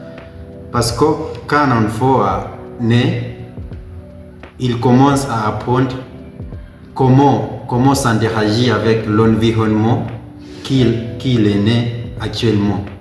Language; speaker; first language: French; non-native, learner; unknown